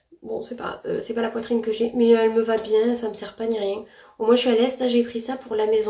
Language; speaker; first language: French; native; French